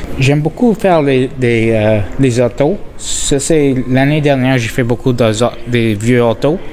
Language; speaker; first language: French; non-native, local second language; English